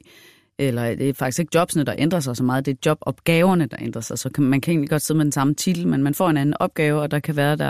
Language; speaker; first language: Danish; native; Danish